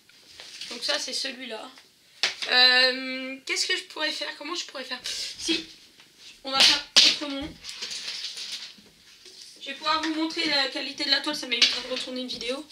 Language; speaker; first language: French; native; French